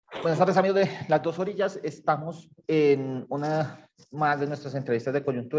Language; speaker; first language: Spanish; native; Spanish